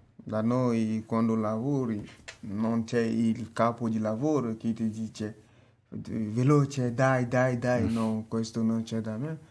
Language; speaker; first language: Italian; non-native, learner; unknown